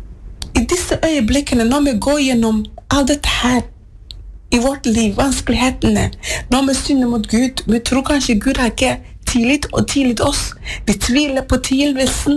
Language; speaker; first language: Norwegian; non-native, fluent; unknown